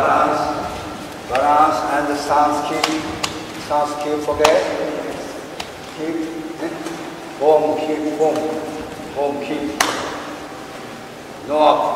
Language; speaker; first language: English; non-native, learner; Japanese